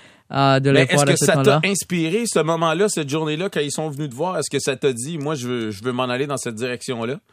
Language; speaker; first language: French; native; French